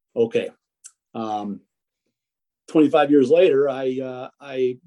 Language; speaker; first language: English; early bilingual, other home language; Italian